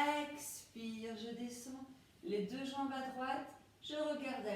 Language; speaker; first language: French; native; French